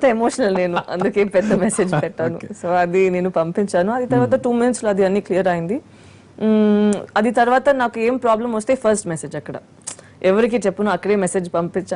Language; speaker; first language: Telugu; non-native, fluent; Tamil